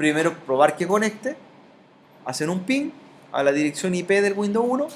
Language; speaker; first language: Spanish; native; Spanish